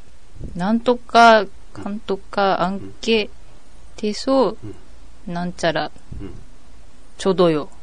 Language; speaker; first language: Japanese; native; Japanese